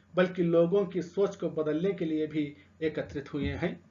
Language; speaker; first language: Hindi; non-native, local second language; Telugu